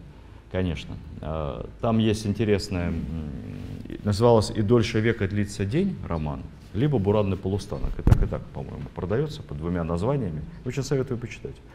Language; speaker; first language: Russian; native; Russian